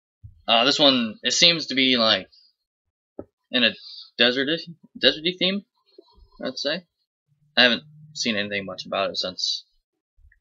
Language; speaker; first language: English; native; English